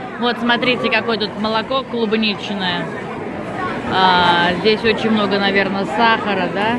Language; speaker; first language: Russian; native; Russian